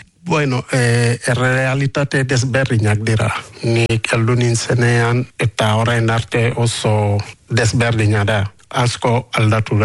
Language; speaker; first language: Basque; non-native, learner; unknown